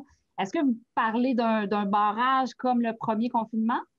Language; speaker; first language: French; native; French